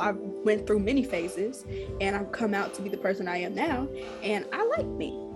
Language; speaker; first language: English; native; English